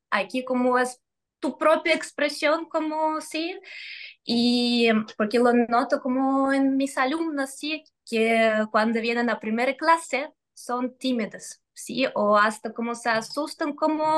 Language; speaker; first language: Spanish; non-native, fluent; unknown